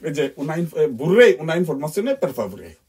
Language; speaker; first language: Italian; non-native, fluent; Bangla